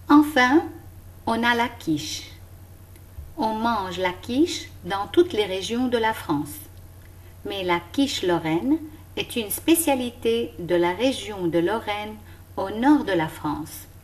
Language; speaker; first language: French; non-native, local second language; Arabic